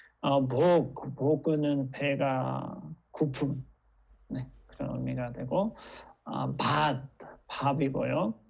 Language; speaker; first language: Korean; non-native, fluent; Nepali